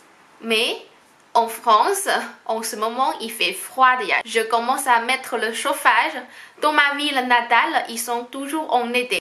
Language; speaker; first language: French; non-native, fluent; Chinese